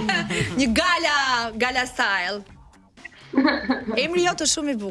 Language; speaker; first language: Albanian; native; Albanian